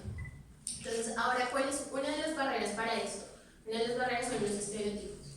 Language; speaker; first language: Spanish; native; Spanish